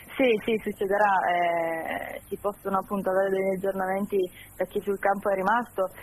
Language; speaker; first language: Italian; native; Italian